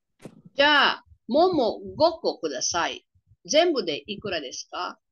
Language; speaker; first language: Japanese; non-native, fluent; Filipino